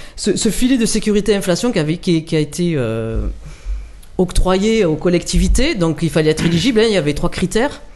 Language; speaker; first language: French; native; French